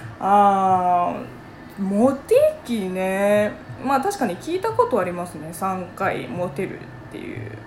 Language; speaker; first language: Japanese; non-native, fluent; Chinese